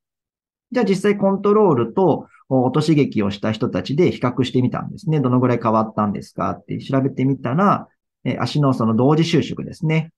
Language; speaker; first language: Japanese; native; Japanese